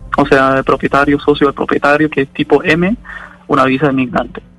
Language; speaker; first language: Spanish; non-native, fluent; German